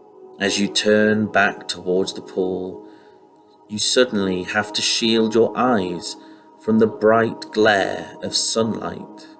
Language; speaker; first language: English; native; English